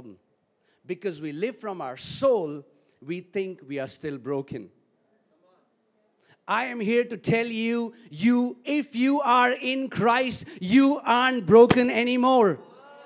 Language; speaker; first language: English; non-native, local second language; Hindi